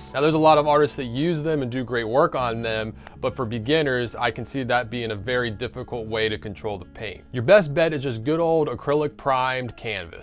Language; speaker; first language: English; native; English